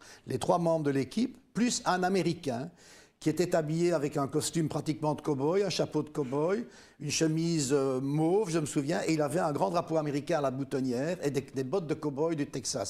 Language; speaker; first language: French; native; French